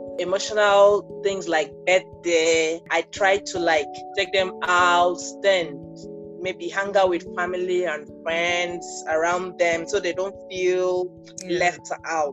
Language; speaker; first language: English; non-native, local second language; Ibibio